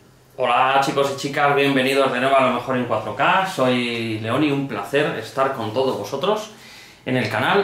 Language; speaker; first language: Spanish; native; Spanish